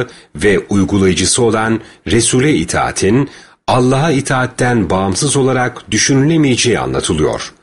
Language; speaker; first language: Turkish; native; Turkish